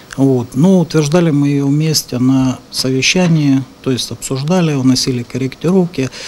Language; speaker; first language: Russian; native; Russian